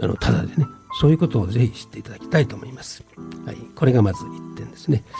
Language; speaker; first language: Japanese; native; Japanese